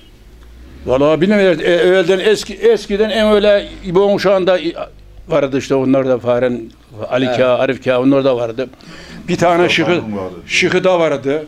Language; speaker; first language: Turkish; native; Turkish